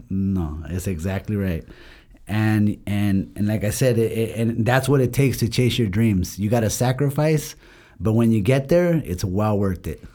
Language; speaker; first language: English; early bilingual, other home language; Spanish